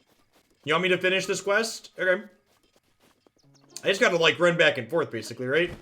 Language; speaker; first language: English; native; English